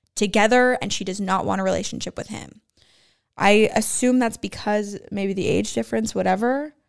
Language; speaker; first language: English; native; English